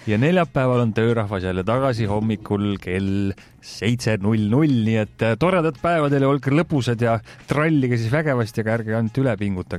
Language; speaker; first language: Estonian; native; Estonian